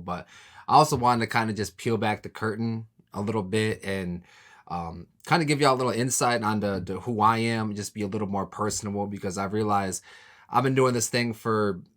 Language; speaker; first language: English; native; English